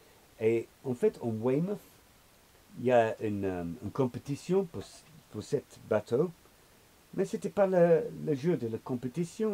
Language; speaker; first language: French; non-native, learner; English